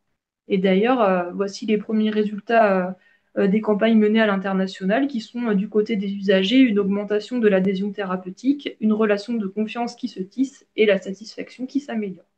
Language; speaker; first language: French; native; French